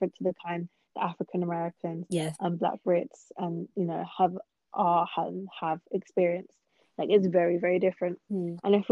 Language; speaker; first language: English; native; English